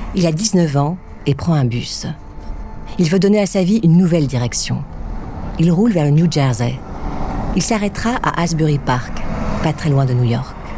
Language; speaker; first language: French; native; French